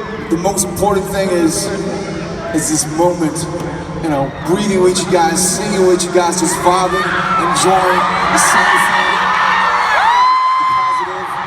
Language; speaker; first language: English; non-native, fluent; Korean